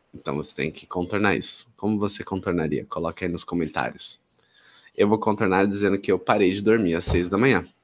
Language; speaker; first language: Portuguese; native; Portuguese